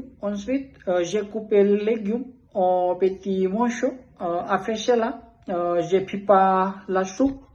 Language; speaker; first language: French; non-native, learner; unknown